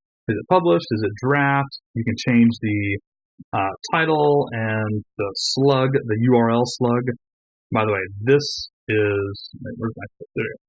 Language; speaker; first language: English; native; English